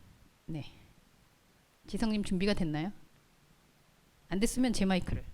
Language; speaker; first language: Korean; native; Korean